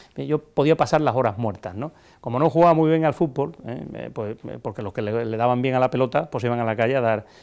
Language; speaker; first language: Spanish; native; Spanish